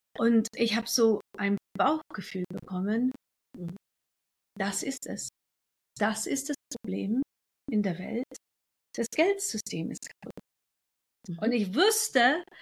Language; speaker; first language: German; non-native, fluent; English